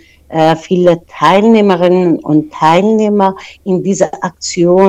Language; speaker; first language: German; non-native, fluent; Persian